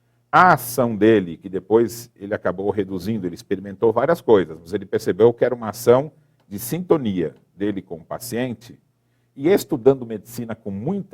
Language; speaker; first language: Portuguese; native; Portuguese